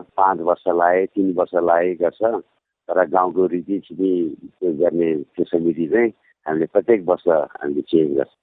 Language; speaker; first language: Nepali; non-native, local second language; Gurung